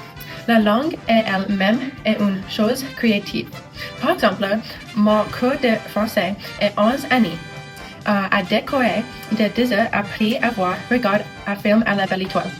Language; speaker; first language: French; non-native, learner; English